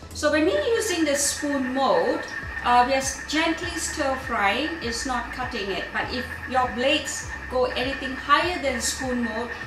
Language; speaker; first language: English; non-native, local second language; Gujarati